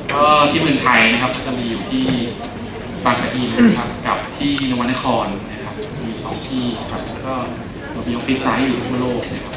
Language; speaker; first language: Thai; native; Thai